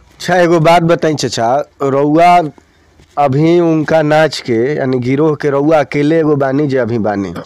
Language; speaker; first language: Hindi; native; Hindi